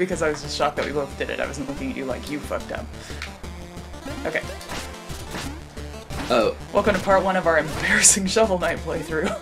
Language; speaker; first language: English; native; English